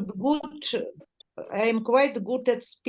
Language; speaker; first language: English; non-native, learner; Russian